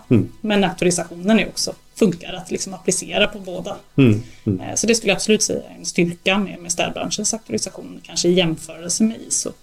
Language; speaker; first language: Swedish; native; Swedish